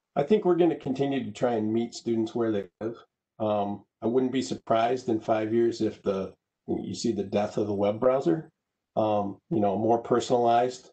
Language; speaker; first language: English; native; English